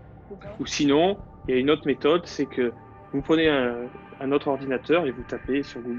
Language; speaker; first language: French; native; French